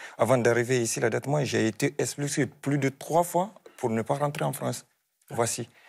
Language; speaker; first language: French; non-native, local second language; Fula